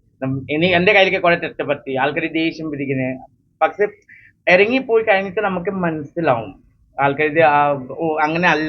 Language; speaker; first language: Malayalam; non-native, local second language; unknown